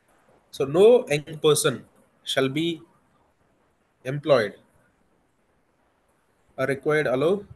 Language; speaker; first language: English; non-native, local second language; Telugu